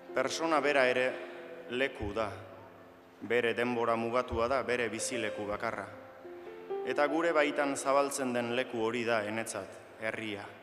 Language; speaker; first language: Basque; native; Basque